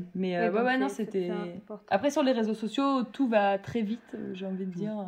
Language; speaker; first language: French; native; French